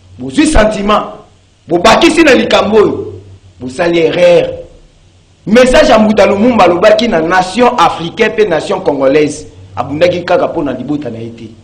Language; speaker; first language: Lingala; non-native, local second language; Kongo